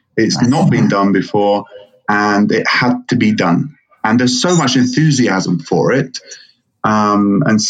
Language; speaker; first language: English; non-native, fluent; Arabic